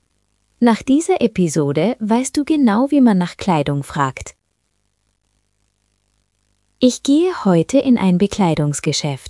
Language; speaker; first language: German; non-native, fluent; Spanish